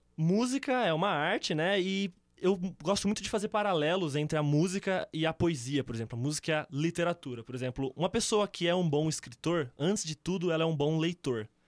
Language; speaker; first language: Portuguese; native; Portuguese